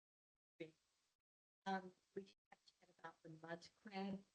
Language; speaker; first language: English; native; English